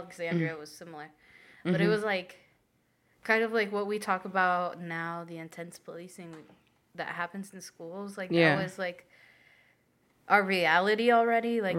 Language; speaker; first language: English; native; English